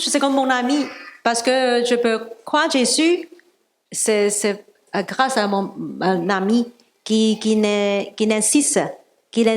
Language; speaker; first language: French; non-native, learner; Cantonese